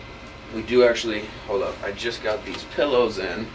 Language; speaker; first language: English; native; English